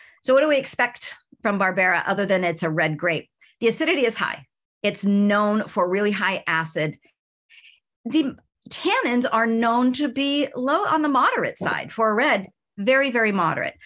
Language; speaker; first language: English; native; English